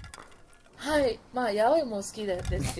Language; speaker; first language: Japanese; non-native, learner; Spanish